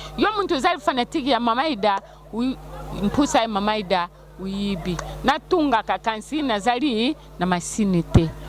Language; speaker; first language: Lingala; non-native, local second language; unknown